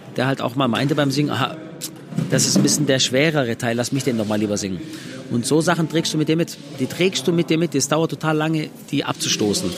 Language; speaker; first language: German; native; German